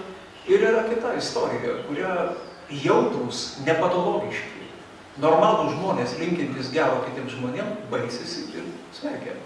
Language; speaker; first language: Lithuanian; native; Lithuanian